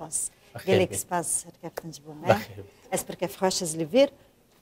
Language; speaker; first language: Kurdish; non-native, learner; Portuguese